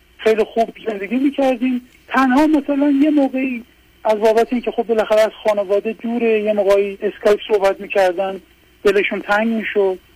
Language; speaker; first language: Persian; non-native, local second language; Azerbaijani